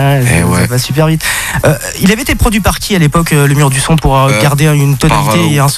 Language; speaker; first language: French; native; French